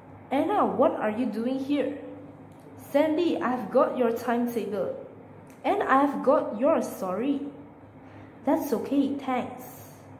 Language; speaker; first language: English; non-native, local second language; Chinese